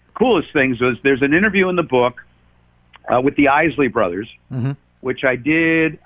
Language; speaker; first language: English; native; English